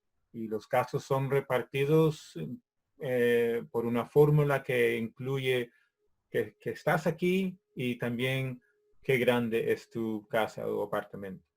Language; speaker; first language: Spanish; non-native, fluent; English